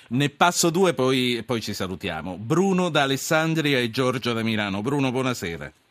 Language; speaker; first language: Italian; native; Italian